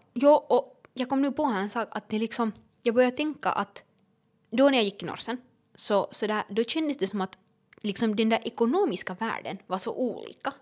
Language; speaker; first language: Swedish; native; Swedish